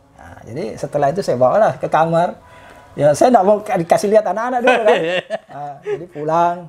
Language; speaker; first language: Indonesian; native; Indonesian